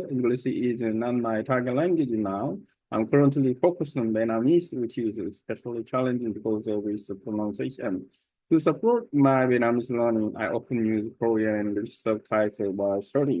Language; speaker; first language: English; non-native, learner; Korean